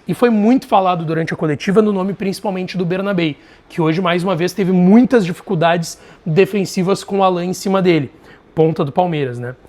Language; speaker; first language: Portuguese; native; Portuguese